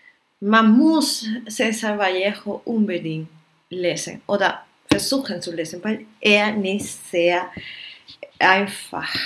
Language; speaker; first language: German; non-native, learner; Spanish